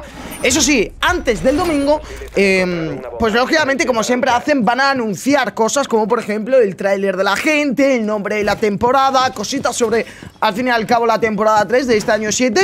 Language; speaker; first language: Spanish; native; Spanish